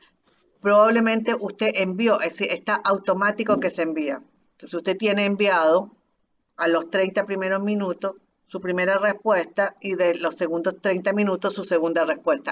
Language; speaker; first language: Spanish; native; Spanish